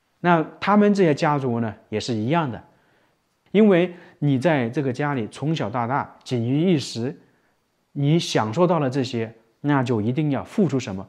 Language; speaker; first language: Chinese; native; Chinese